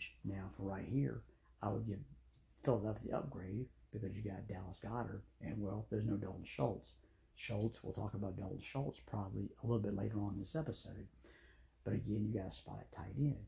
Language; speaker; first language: English; native; English